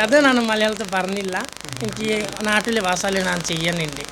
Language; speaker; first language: Malayalam; non-native, local second language; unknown